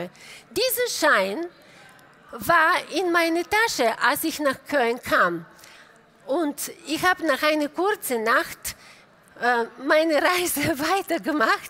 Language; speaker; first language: German; non-native, fluent; Bulgarian